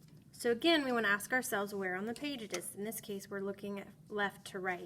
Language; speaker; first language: English; native; English